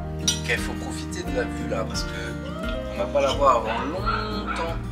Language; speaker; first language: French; native; French